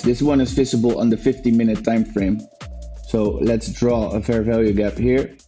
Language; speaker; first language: English; non-native, fluent; Dutch